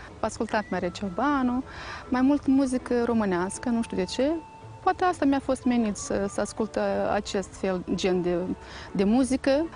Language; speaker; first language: Romanian; native; Romanian